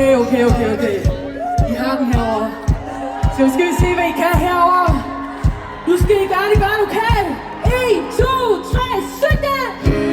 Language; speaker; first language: Danish; native; Danish